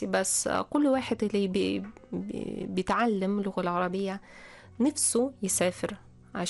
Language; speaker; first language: Arabic; non-native, fluent; Russian